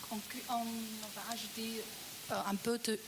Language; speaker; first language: French; non-native, learner; Chinese